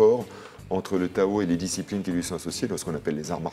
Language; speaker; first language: French; native; French